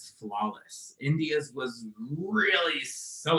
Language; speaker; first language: English; native; English